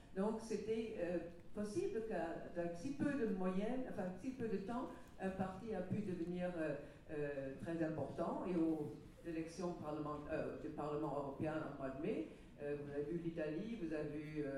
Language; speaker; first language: French; non-native, fluent; German